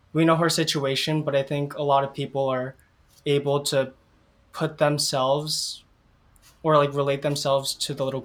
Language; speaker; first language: English; native; English